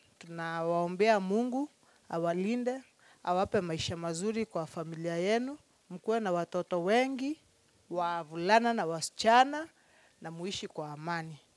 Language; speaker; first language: Swahili; non-native, local second language; Meru